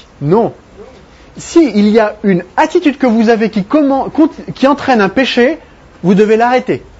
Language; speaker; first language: French; native; French